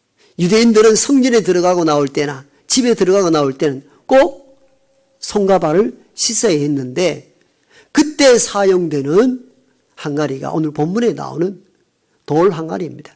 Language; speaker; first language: Korean; native; Korean